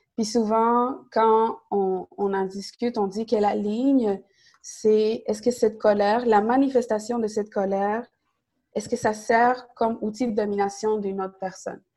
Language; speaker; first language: French; native; French